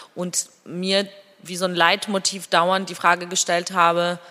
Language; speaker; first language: German; non-native, fluent; Georgian